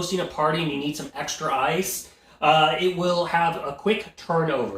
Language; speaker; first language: English; native; English